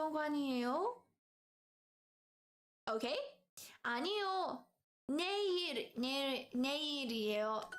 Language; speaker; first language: Korean; non-native, learner; English